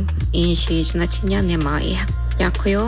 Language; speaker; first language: Ukrainian; non-native, learner; Korean